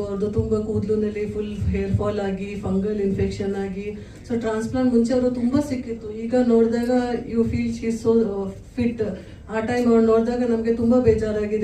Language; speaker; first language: Kannada; non-native, fluent; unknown